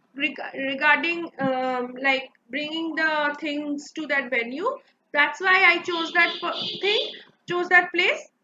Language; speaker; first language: English; non-native, local second language; Bangla